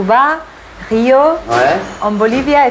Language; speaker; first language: French; non-native, fluent; English